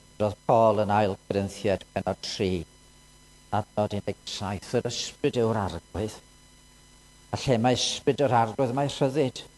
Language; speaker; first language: Welsh; native; Welsh